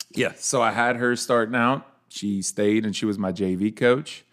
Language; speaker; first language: English; native; English